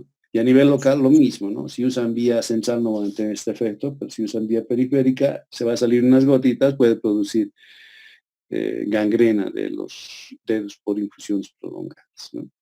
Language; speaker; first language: Spanish; native; Spanish